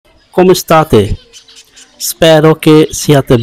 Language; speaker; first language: Italian; non-native, fluent; Bangla